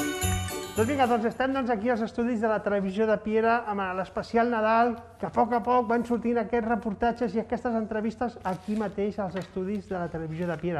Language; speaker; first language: Catalan; native; Catalan